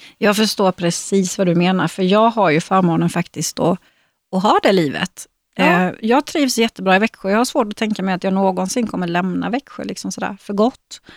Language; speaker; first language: Swedish; native; Swedish